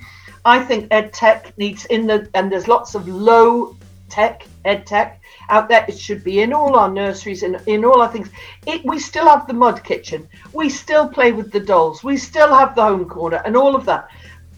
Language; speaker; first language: English; native; English